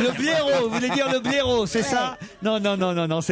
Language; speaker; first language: French; native; French